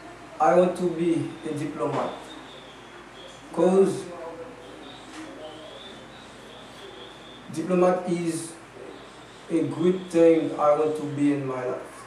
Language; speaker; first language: English; non-native, learner; Haitian Creole